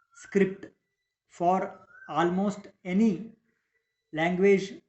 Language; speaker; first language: English; non-native, local second language; Kannada